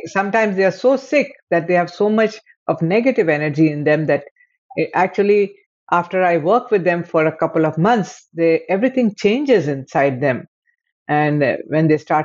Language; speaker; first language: English; non-native, local second language; Hindi